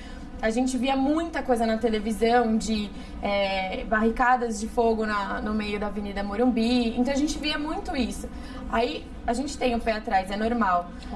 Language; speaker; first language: Portuguese; native; Portuguese